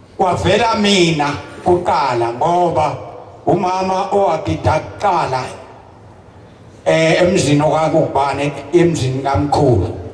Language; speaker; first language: Zulu; native; Zulu